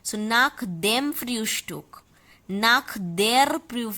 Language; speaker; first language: German; non-native, fluent; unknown